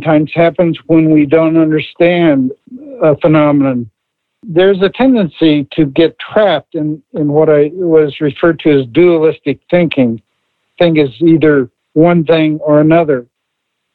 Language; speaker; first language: English; native; English